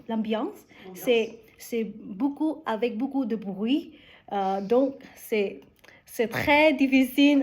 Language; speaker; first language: French; non-native, learner; Vietnamese